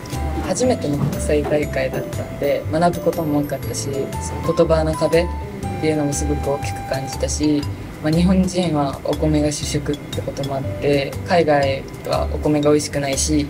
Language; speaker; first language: Japanese; native; Japanese